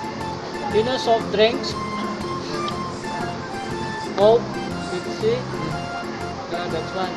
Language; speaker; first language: English; non-native, local second language; Filipino